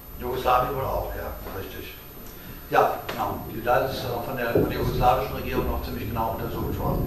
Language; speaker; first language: German; native; German